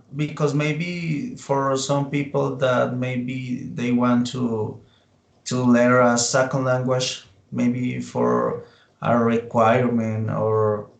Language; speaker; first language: English; non-native, learner; Spanish